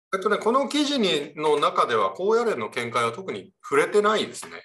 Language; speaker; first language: Japanese; native; Japanese